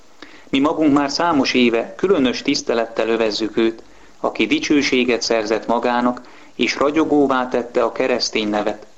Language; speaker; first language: Hungarian; native; Hungarian